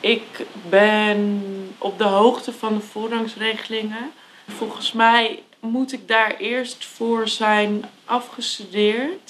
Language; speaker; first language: Dutch; native; Dutch